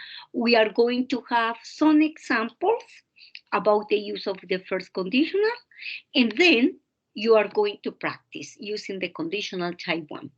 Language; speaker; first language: English; non-native, fluent; Spanish